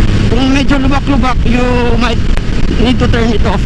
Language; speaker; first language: English; non-native, local second language; Filipino